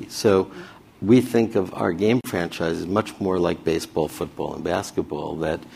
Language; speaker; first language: English; native; English